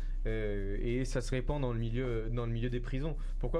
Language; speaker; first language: French; native; French